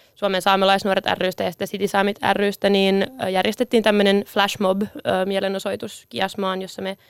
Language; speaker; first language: Finnish; native; Finnish